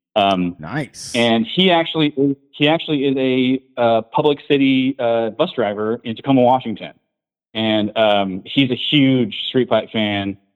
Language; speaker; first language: English; native; English